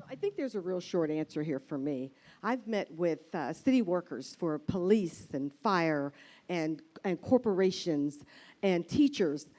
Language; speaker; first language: English; native; English